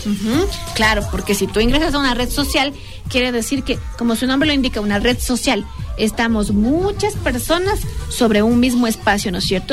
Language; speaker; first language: Spanish; native; Spanish